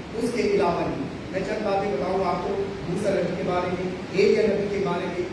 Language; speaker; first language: Urdu; native; Urdu